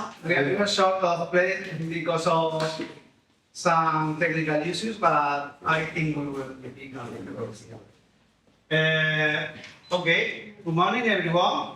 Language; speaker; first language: English; non-native, fluent; Spanish